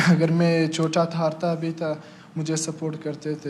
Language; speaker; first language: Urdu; non-native, local second language; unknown